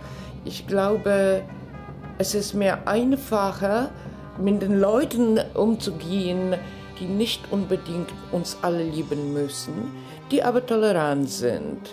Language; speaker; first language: German; non-native, fluent; Polish